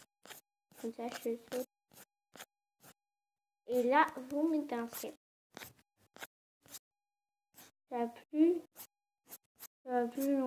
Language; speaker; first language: French; native; French